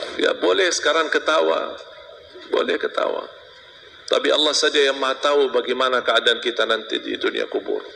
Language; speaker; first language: Malay; non-native, fluent; Arabic